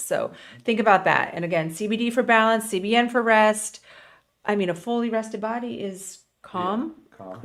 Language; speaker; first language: English; native; English